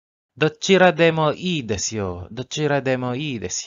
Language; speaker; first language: Japanese; non-native, learner; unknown